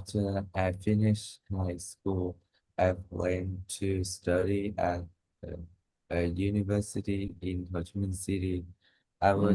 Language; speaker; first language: English; non-native, learner; Vietnamese